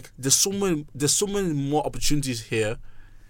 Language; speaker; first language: English; native; English